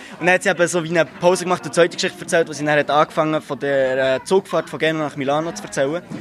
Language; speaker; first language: German; native; German